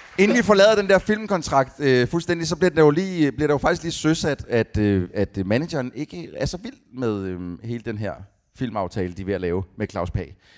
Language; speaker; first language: Danish; native; Danish